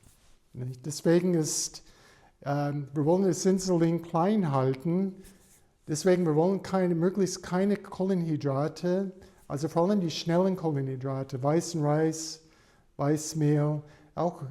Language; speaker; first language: German; non-native, fluent; English